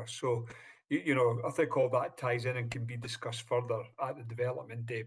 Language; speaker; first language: English; native; English